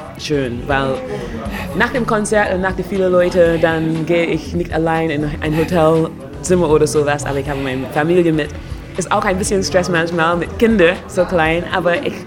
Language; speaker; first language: German; non-native, fluent; English